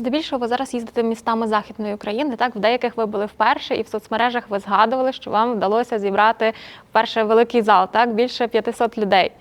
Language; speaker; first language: Ukrainian; native; Ukrainian